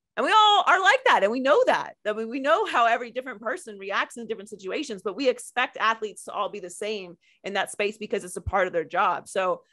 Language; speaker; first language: English; native; English